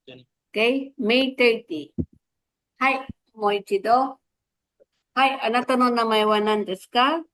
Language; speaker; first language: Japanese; non-native, fluent; Filipino